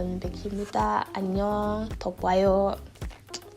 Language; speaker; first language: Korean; non-native, learner; French